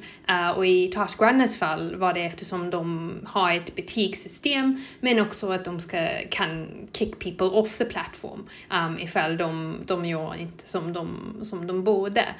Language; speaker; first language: Swedish; non-native, fluent; English